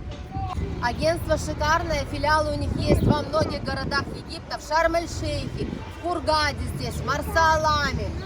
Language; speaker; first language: Russian; native; Russian